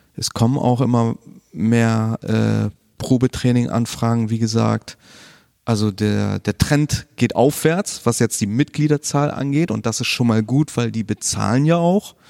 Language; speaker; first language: German; native; German